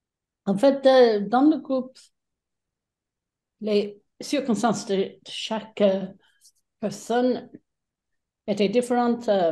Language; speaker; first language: French; non-native, fluent; English